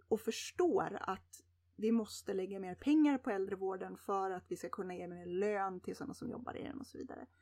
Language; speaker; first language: Swedish; native; Swedish